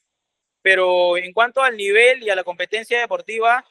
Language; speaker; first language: Spanish; native; Spanish